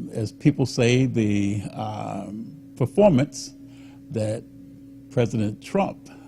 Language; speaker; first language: English; native; English